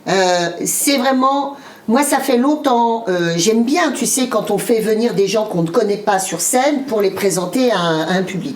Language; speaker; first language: French; native; French